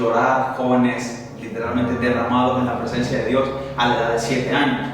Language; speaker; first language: Spanish; native; Spanish